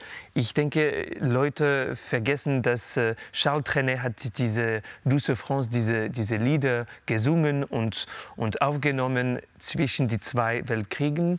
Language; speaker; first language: German; non-native, fluent; French